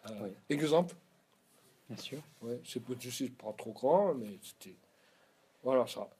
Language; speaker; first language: French; non-native, learner; Japanese